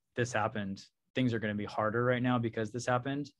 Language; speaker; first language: English; native; English